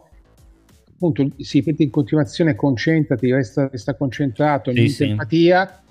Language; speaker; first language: Italian; native; Italian